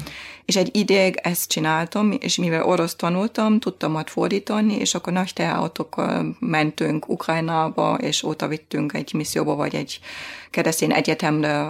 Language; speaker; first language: Hungarian; non-native, fluent; German